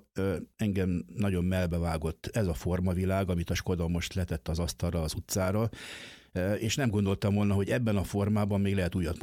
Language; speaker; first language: Hungarian; native; Hungarian